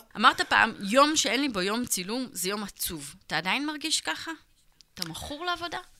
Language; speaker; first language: Hebrew; native; Hebrew